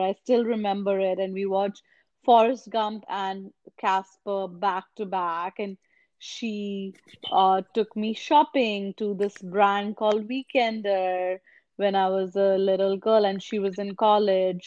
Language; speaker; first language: English; non-native, local second language; Hindi